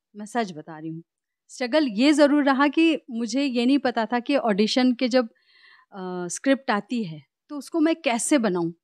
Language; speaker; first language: Hindi; native; Hindi